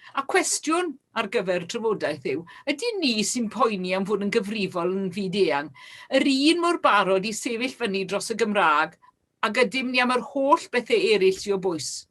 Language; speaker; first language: Welsh; native; Welsh